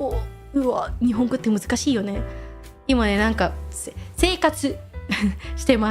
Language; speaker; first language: Japanese; non-native, fluent; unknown